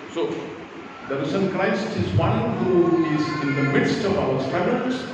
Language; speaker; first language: English; non-native, local second language; Malayalam